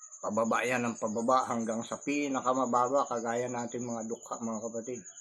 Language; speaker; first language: Filipino; non-native, local second language; Iloko